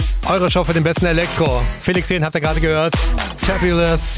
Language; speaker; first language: German; native; German